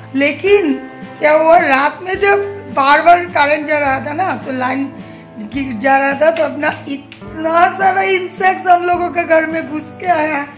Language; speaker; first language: Hindi; non-native, local second language; Bangla